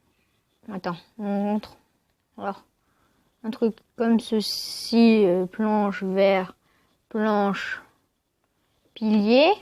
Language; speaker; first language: French; native; French